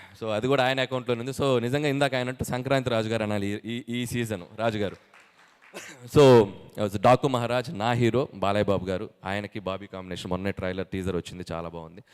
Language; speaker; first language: Telugu; native; Telugu